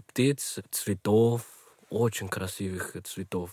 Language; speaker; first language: Russian; non-native, learner; Spanish